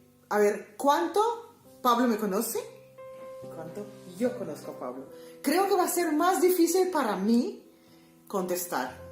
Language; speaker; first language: Spanish; non-native, fluent; Papiamento